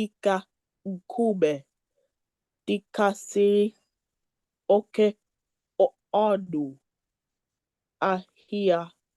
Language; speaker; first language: Igbo; early bilingual, heritage; English